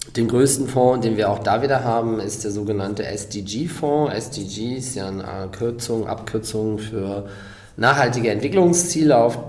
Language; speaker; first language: German; native; German